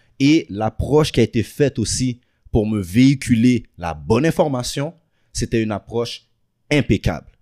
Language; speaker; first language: French; early bilingual, other home language; Haitian Creole